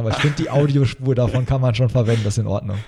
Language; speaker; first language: German; native; German